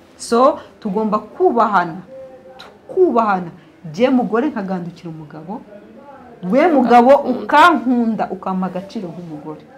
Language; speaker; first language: Kinyarwanda; early bilingual, heritage; Kinyarwanda